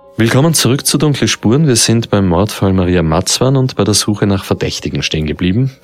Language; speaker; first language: German; native; German